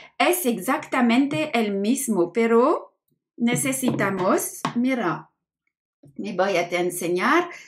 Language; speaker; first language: Spanish; non-native, learner; French